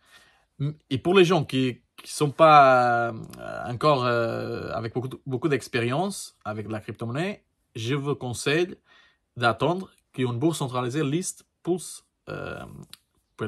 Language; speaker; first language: French; non-native, learner; Portuguese